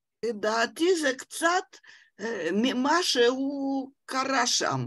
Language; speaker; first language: Hebrew; non-native, fluent; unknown